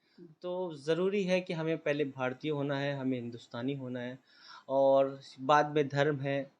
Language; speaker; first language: Hindi; native; Hindi